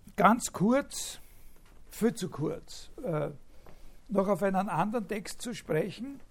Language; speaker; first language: German; native; German